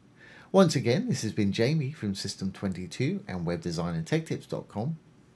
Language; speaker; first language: English; native; English